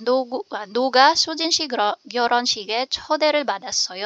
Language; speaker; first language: Korean; non-native, fluent; Filipino